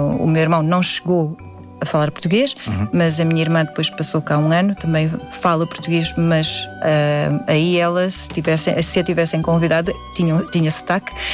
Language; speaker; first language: Portuguese; early bilingual, other home language; Indonesian